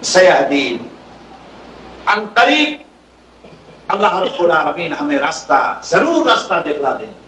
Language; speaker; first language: Urdu; non-native, fluent; Bangla